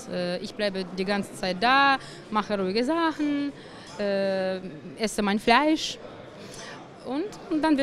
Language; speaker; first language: German; non-native, fluent; Russian